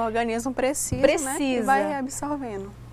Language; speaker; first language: Portuguese; native; Portuguese